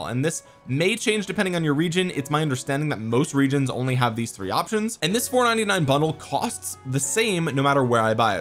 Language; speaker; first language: English; native; English